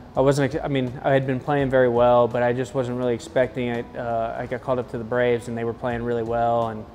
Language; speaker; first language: English; native; English